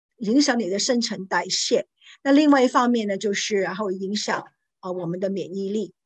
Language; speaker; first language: Chinese; non-native, local second language; Cantonese